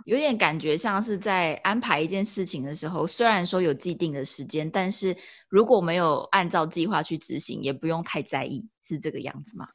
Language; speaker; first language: Chinese; native; Chinese